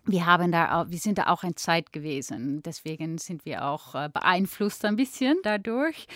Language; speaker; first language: German; non-native, fluent; Dutch